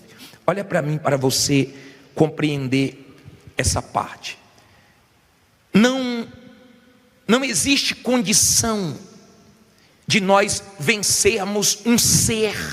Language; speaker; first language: Portuguese; native; Portuguese